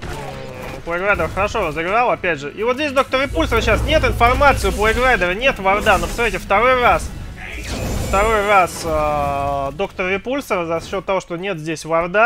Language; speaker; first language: Russian; native; Russian